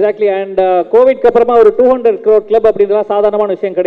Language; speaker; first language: Tamil; native; Tamil